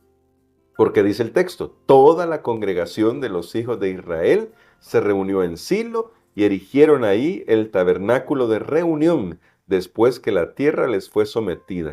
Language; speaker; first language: Spanish; native; Spanish